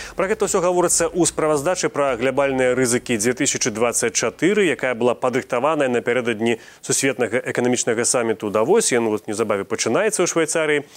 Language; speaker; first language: Belarusian; native; Belarusian